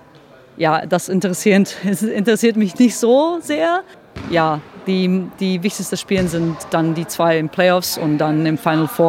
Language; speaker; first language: German; non-native, fluent; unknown